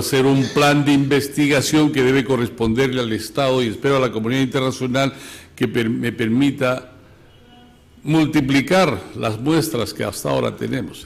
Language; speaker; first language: Spanish; native; Spanish